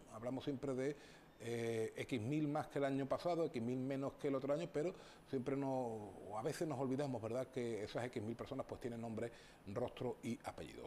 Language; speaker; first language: Spanish; native; Spanish